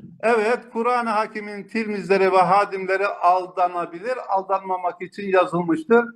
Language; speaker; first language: Turkish; native; Turkish